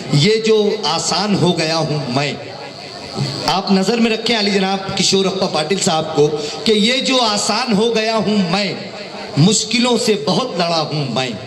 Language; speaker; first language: Hindi; native; Hindi